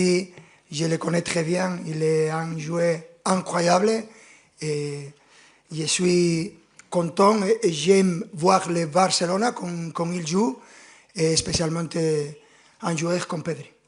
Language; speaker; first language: French; non-native, fluent; Spanish